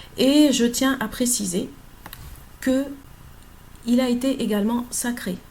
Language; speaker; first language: French; native; French